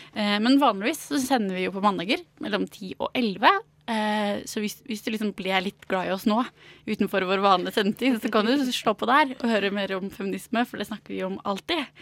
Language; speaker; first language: Norwegian; native; Norwegian